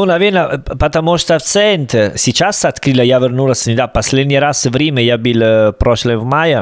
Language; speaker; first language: Russian; non-native, learner; Italian